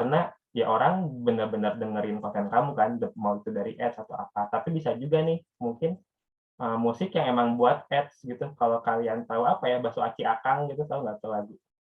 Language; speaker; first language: Indonesian; native; Indonesian